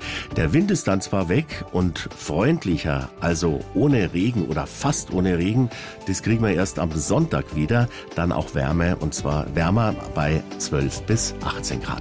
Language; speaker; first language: German; native; German